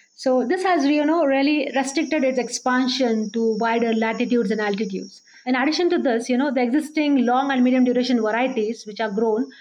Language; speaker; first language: English; non-native, local second language; Marathi